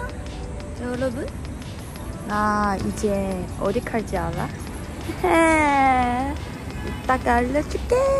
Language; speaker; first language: Korean; non-native, learner; Chinese